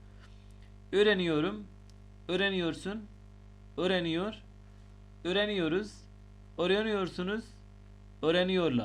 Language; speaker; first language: Turkish; non-native, fluent; Urdu